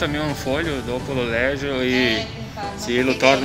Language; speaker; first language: Italian; non-native, learner; Portuguese